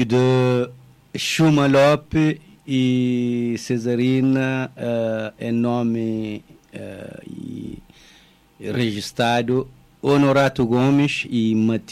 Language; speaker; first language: Portuguese; non-native, local second language; Kabuverdianu